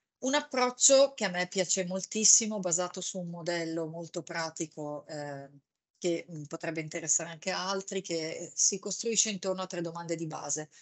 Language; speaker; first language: Italian; native; Italian